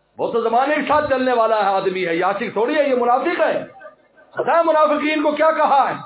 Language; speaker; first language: Urdu; non-native, local second language; Punjabi